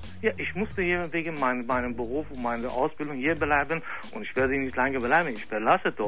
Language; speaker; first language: German; non-native, fluent; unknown